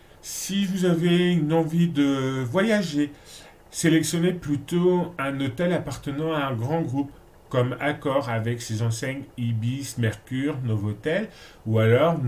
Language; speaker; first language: French; native; French